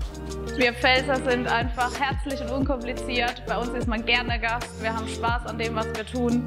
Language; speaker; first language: German; native; German